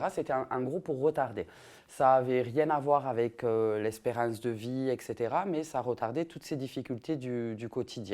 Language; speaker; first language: French; native; French